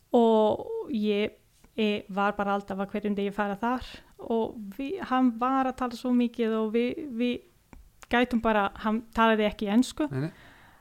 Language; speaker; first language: Icelandic; non-native, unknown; Italian